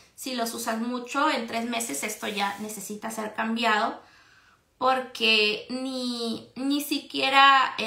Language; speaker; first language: Spanish; native; Spanish